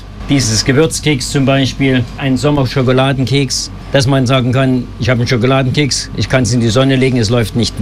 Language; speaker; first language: German; native; German